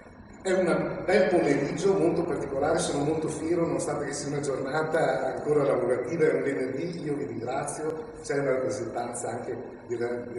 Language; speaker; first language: Italian; native; Italian